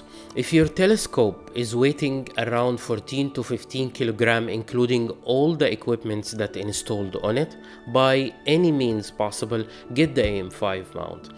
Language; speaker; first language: English; non-native, fluent; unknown